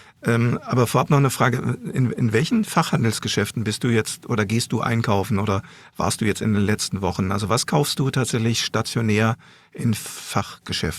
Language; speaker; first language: German; native; German